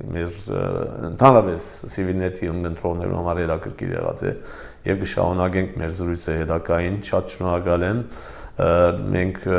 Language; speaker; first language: Armenian; early bilingual, heritage; Armenian